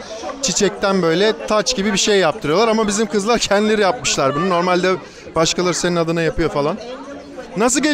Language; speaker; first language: Turkish; native; Turkish